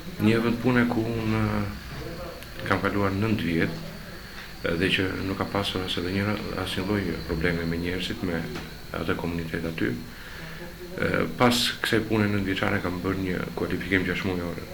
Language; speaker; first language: Albanian; non-native, local second language; Romany